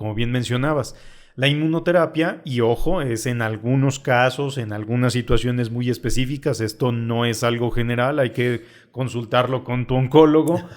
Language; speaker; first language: Spanish; native; Spanish